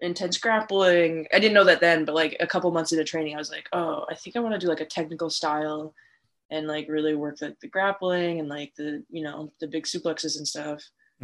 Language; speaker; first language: English; native; English